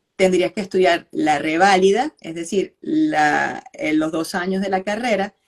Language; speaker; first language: Spanish; native; Spanish